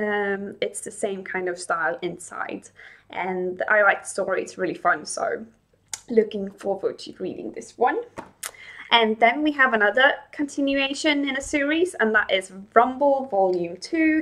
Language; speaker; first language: English; non-native, fluent; Swedish